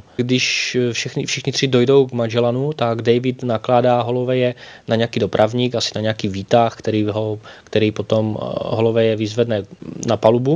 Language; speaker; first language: Czech; native; Czech